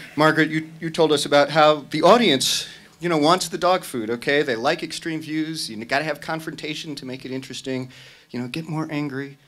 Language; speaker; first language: English; native; English